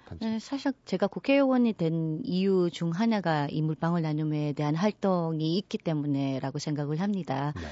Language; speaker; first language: Korean; non-native, fluent; Filipino